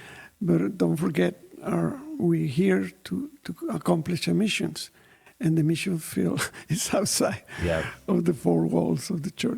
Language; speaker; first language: English; non-native, fluent; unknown